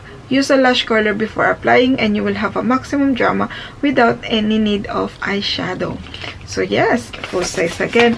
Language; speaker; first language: English; non-native, fluent; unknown